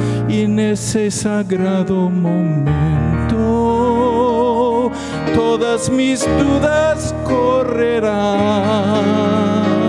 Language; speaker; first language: Spanish; non-native, fluent; English